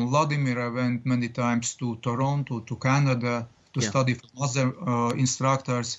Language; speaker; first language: English; non-native, learner; Latvian